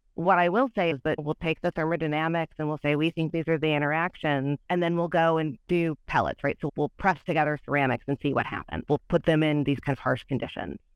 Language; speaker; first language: English; native; English